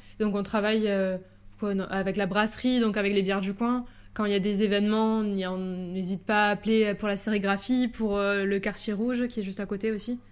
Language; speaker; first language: French; native; French